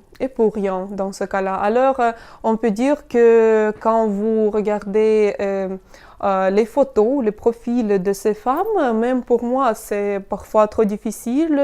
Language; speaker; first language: French; non-native, fluent; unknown